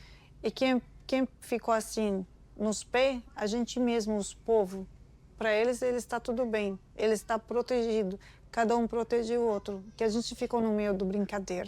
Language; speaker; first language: Portuguese; non-native, learner; Arabic